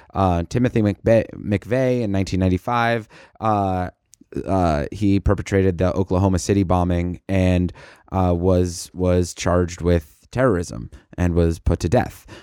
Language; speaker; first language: English; native; English